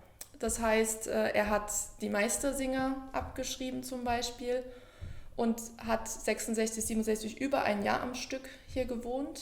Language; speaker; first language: German; native; German